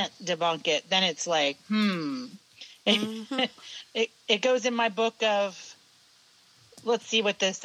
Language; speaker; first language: English; native; English